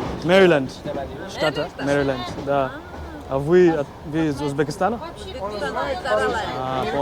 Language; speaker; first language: Russian; non-native, learner; English